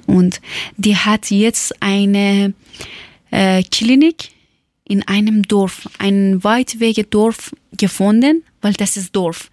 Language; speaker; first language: German; non-native, learner; Persian